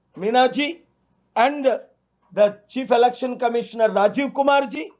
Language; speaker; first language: English; non-native, local second language; Telugu